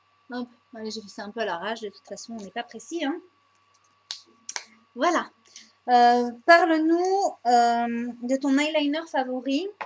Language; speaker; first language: French; native; French